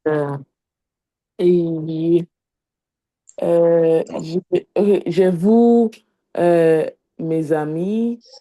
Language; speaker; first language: French; non-native, learner; English